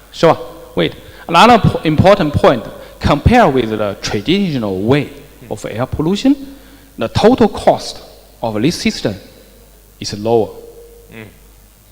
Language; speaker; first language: English; non-native, fluent; Chinese